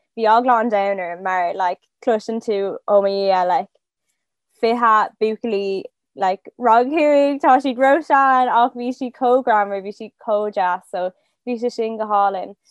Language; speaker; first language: Irish; non-native, local second language; English